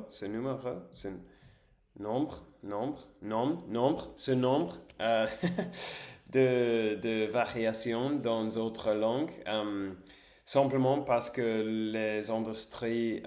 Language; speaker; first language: French; non-native, learner; English